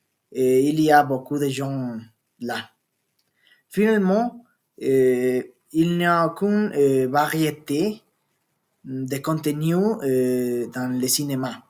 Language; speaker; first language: French; non-native, learner; Spanish